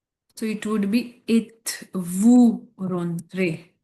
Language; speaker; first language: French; non-native, fluent; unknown